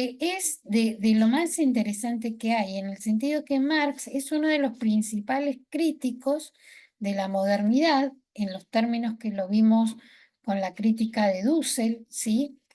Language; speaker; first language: Spanish; native; Spanish